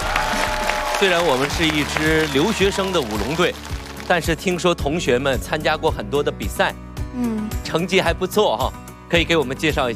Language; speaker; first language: Chinese; native; Chinese